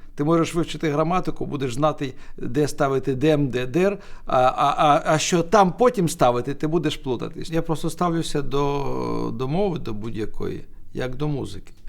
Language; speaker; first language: Ukrainian; non-native, local second language; Russian